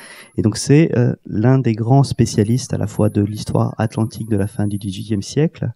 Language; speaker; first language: French; native; French